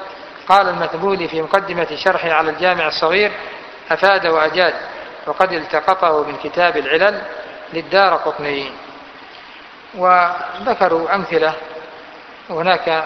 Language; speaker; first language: Arabic; native; Arabic